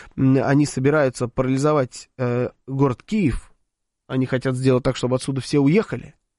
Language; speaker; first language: Russian; native; Russian